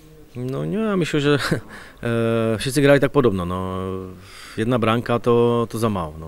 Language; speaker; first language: Polish; non-native, learner; Czech